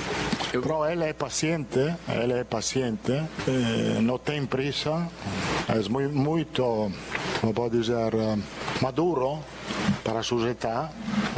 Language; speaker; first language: Portuguese; non-native, fluent; Italian